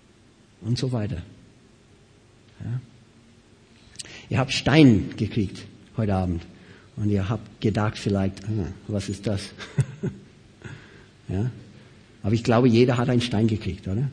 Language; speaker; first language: German; non-native, fluent; English